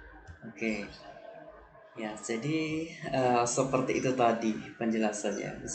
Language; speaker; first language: Indonesian; native; Indonesian